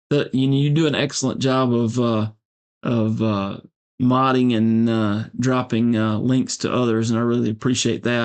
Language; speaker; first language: English; native; English